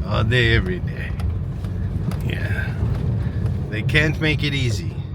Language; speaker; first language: English; native; English